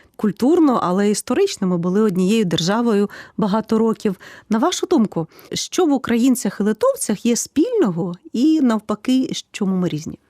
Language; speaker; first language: Ukrainian; native; Ukrainian